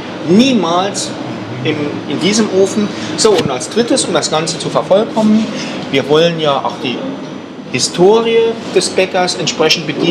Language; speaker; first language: German; native; German